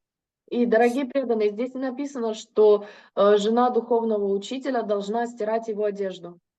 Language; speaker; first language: Russian; native; Russian